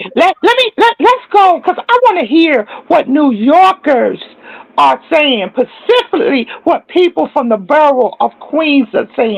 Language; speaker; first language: English; native; English